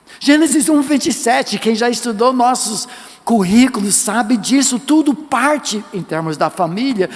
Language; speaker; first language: Portuguese; non-native, fluent; English